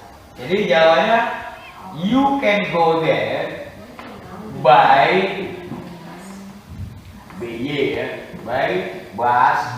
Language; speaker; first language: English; non-native, learner; Indonesian